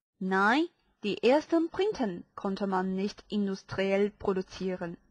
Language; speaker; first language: German; non-native, fluent; Chinese